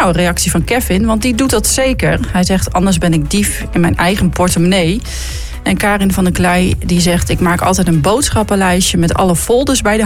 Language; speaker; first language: Dutch; native; Dutch